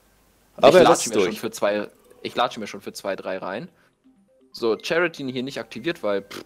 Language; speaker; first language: German; native; German